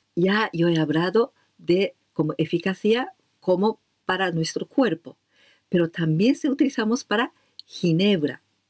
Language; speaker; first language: Spanish; non-native, learner; Japanese